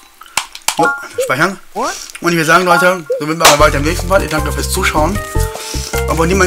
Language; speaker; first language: German; native; German